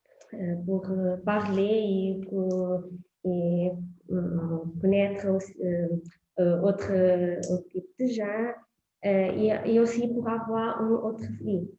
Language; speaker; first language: French; non-native, learner; Portuguese